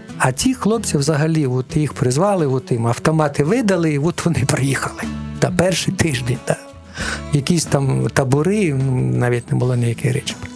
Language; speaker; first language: Ukrainian; non-native, local second language; Russian